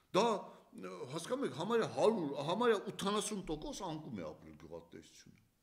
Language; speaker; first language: Armenian; native; Armenian